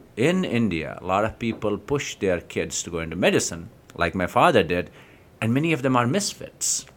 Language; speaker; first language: English; non-native, local second language; Kashmiri